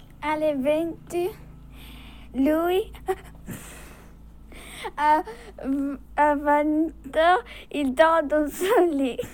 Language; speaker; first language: Italian; non-native, learner; French